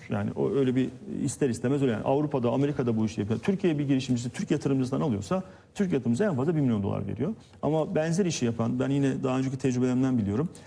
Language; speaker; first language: Turkish; native; Turkish